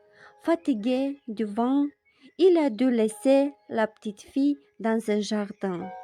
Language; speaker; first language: French; non-native, fluent; Romanian